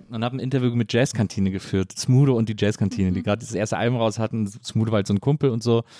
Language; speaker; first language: German; native; German